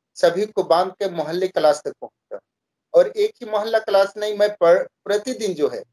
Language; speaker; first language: Hindi; native; Hindi